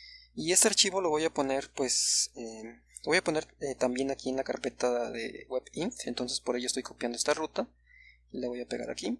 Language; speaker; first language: Spanish; native; Spanish